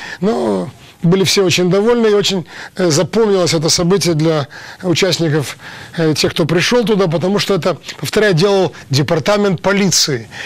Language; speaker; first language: Russian; native; Russian